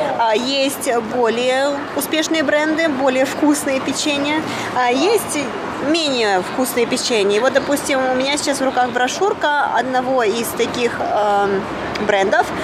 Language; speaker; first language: Russian; native; Russian